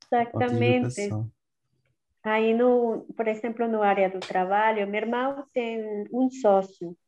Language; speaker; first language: Portuguese; non-native, learner; Spanish